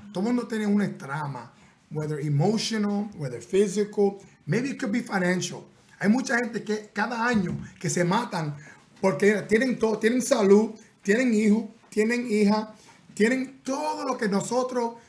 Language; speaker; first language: Spanish; early bilingual, other home language; English